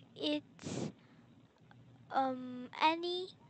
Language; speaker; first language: English; non-native, learner; Korean